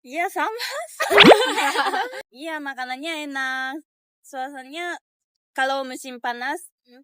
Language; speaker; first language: Indonesian; non-native, learner; Japanese